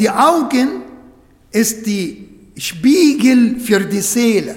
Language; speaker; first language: German; non-native, fluent; Arabic